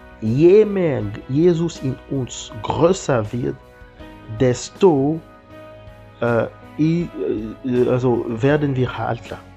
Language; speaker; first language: German; non-native, learner; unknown